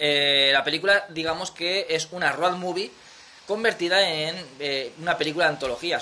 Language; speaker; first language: Spanish; native; Spanish